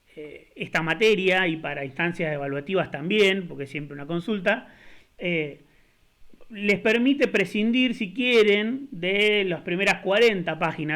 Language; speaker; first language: Spanish; native; Spanish